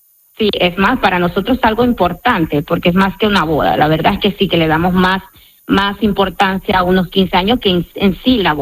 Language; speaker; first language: Spanish; native; Spanish